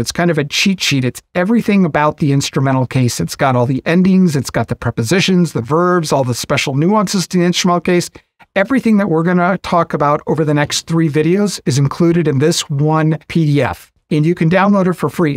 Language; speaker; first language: English; native; English